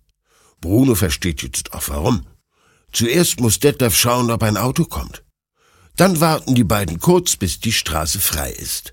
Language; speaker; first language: German; native; German